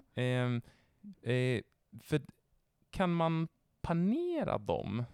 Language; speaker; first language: Swedish; non-native, fluent; Italian